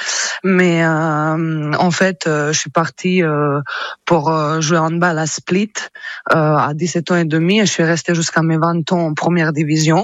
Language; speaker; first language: French; non-native, fluent; Croatian